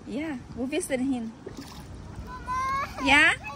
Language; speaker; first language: German; non-native, learner; Filipino